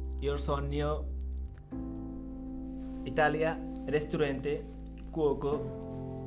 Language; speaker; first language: Italian; non-native, learner; Bangla